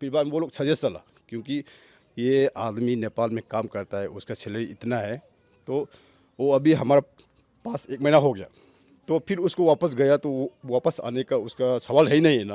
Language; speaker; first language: Hindi; non-native, local second language; Manipuri